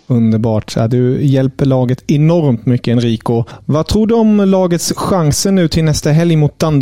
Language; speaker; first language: Swedish; native; Swedish